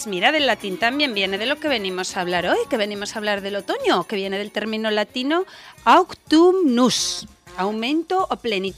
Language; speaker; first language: Spanish; native; Spanish